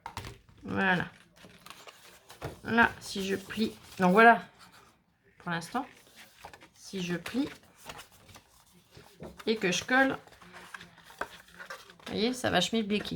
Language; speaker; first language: French; native; French